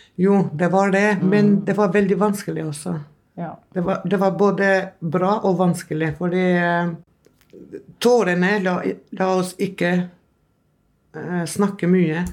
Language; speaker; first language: Norwegian; non-native, fluent; Albanian